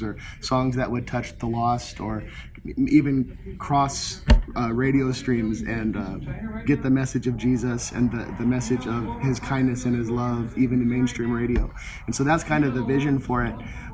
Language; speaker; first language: English; native; English